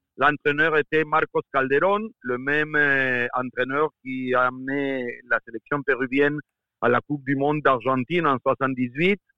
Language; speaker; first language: French; non-native, fluent; Spanish